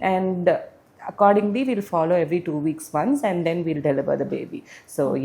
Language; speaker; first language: English; non-native, local second language; Tamil